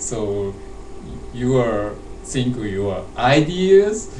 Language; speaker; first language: English; non-native, learner; Japanese